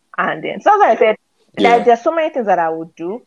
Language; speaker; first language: English; non-native, local second language; Yoruba